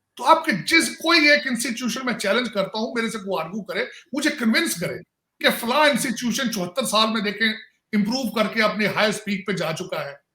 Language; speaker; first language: Urdu; non-native, local second language; Punjabi